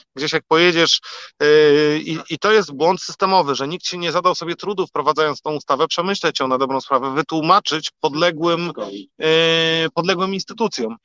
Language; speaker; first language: Polish; native; Polish